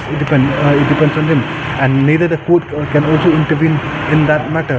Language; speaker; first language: English; non-native, local second language; Khasi